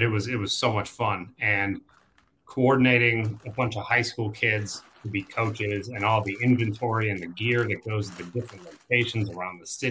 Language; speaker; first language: English; native; English